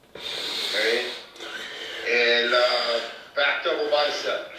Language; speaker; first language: Spanish; early bilingual, heritage; Spanish